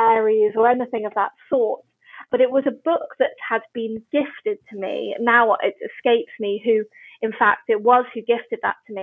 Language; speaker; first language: English; native; English